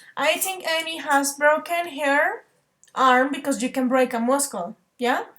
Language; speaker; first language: English; non-native, fluent; Spanish